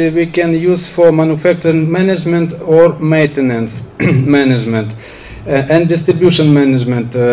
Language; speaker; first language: English; non-native, learner; Ukrainian